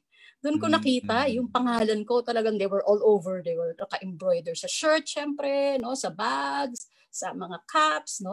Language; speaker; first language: English; non-native, local second language; Filipino